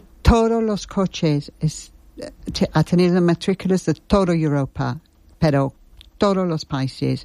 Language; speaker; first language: Spanish; non-native, learner; English